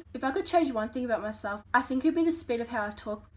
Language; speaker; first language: English; native; English